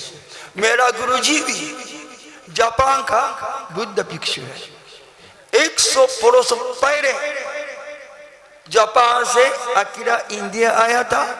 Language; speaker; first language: Hindi; non-native, learner; Japanese